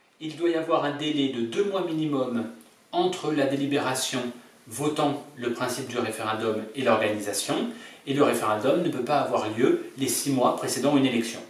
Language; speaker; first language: French; native; French